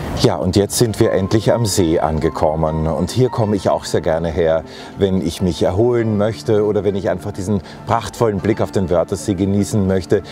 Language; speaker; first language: German; native; German